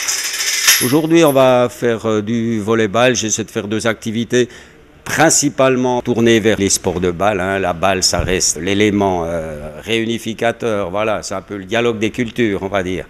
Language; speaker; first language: French; native; French